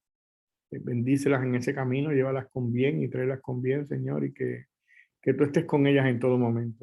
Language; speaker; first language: Spanish; native; Spanish